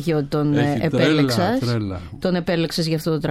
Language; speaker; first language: Greek; native; Greek